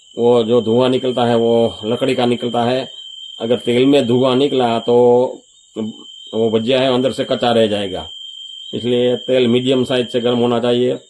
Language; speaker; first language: Hindi; non-native, local second language; Gujarati